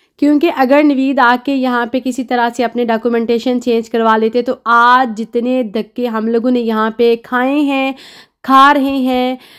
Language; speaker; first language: Urdu; native; Urdu